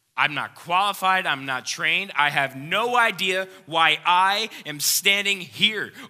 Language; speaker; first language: English; native; English